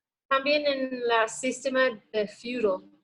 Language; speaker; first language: Spanish; non-native, learner; English